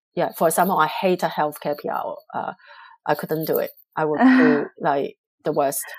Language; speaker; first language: English; non-native, local second language; Cantonese